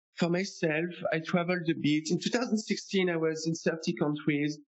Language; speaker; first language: English; non-native, fluent; French